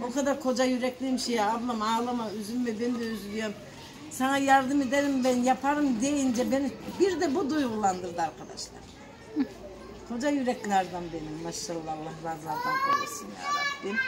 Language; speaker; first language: Turkish; native; Turkish